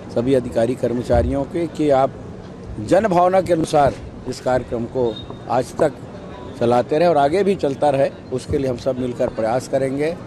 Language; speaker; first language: Hindi; native; Hindi